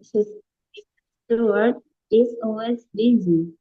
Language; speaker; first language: English; non-native, learner; Indonesian